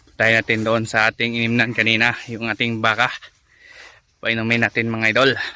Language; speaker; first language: Filipino; non-native, local second language; Cebuano